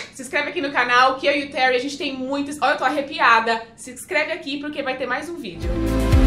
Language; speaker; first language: Portuguese; native; Portuguese